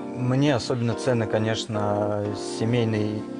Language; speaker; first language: Russian; native; Russian